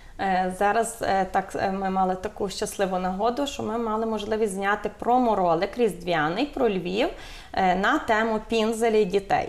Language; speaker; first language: Ukrainian; native; Ukrainian